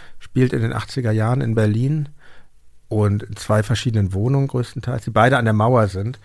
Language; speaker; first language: German; native; German